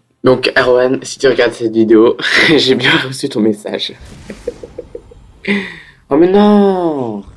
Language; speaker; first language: French; native; French